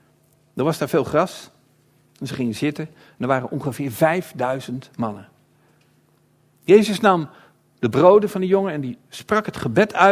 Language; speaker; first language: Dutch; native; Dutch